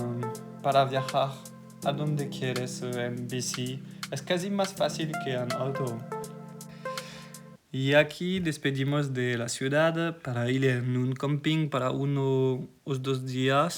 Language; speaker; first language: Spanish; non-native, learner; French